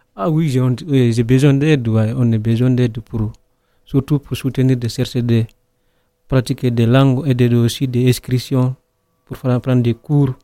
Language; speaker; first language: French; non-native, local second language; Fula